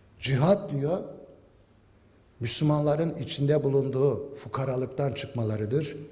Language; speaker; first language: Turkish; native; Turkish